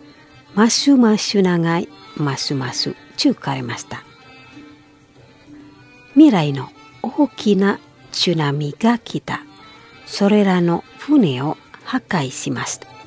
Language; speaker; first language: Japanese; non-native, fluent; Indonesian